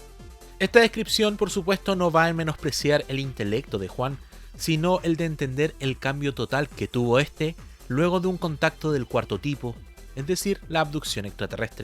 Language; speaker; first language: Spanish; native; Spanish